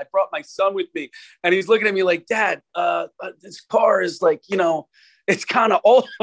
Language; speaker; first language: English; native; English